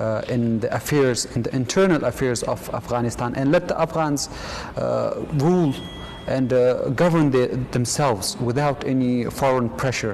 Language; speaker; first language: English; non-native, fluent; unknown